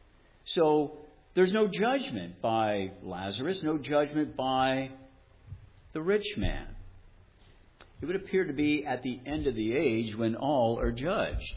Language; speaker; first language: English; native; English